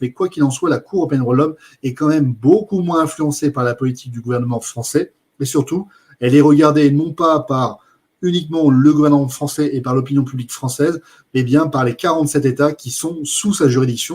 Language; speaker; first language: French; native; French